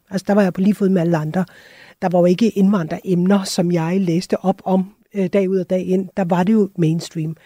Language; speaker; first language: Danish; early bilingual, other home language; Urdu